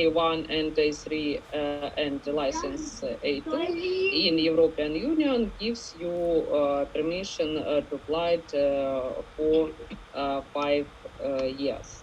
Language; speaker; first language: English; non-native, fluent; Ukrainian